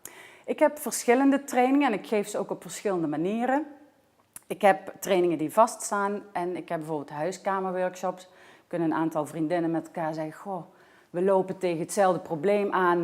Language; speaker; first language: Dutch; native; Dutch